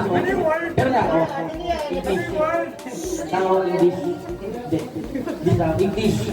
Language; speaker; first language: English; non-native, local second language; Filipino